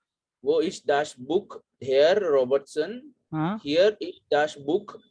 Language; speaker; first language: German; non-native, learner; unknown